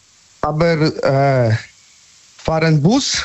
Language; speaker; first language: German; non-native, learner; Polish